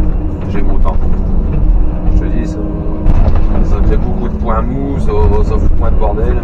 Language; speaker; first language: French; native; French